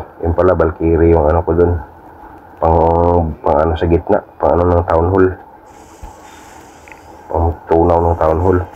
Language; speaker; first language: Filipino; native; Filipino